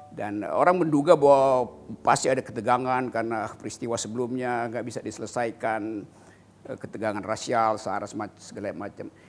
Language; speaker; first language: Indonesian; native; Indonesian